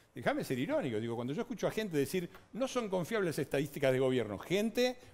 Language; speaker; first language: Spanish; native; Spanish